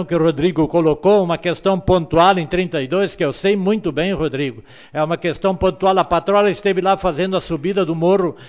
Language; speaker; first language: Portuguese; native; Portuguese